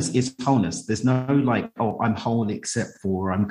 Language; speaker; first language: English; native; English